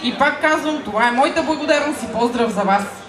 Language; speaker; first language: Bulgarian; native; Bulgarian